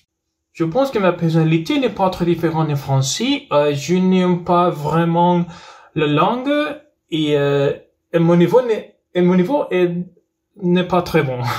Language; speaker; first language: French; non-native, learner; Spanish